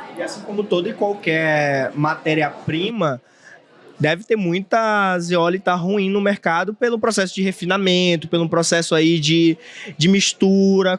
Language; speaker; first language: Portuguese; native; Portuguese